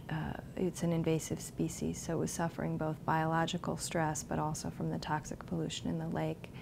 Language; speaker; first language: English; native; English